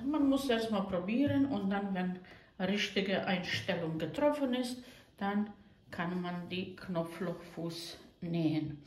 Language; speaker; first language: German; non-native, learner; Croatian